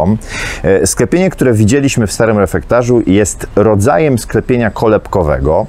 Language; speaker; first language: Polish; native; Polish